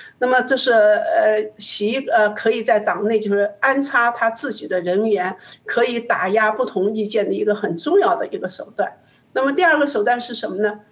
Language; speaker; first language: Chinese; native; Chinese